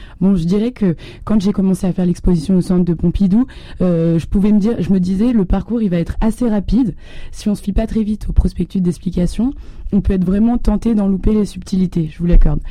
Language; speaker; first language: French; native; French